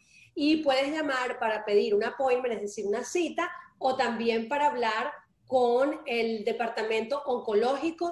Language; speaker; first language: Spanish; early bilingual, heritage; Spanish